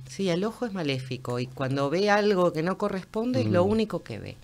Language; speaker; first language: Spanish; native; Spanish